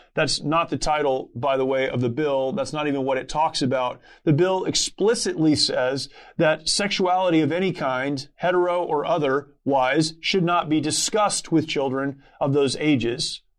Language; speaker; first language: English; native; English